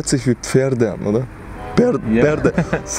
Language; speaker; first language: German; early bilingual, other home language; Chechen